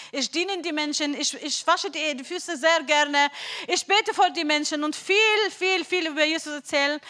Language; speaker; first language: German; non-native, learner; Arabic